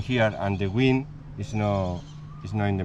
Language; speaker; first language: English; non-native, learner; Spanish